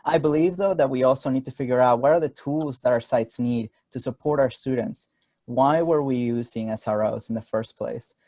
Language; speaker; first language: English; non-native, fluent; Spanish